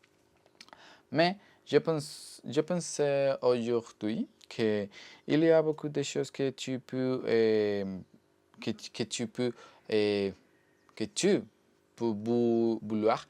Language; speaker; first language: French; non-native, learner; Spanish